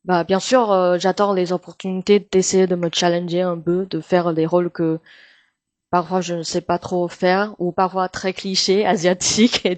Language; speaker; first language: French; non-native, fluent; Min Nan Chinese